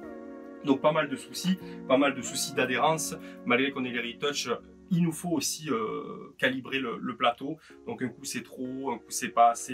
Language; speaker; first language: French; native; French